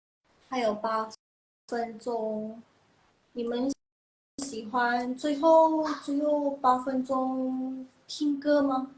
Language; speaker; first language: Chinese; non-native, fluent; Indonesian